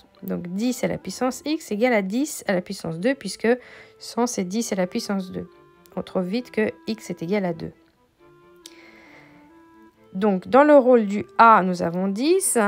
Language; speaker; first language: French; native; French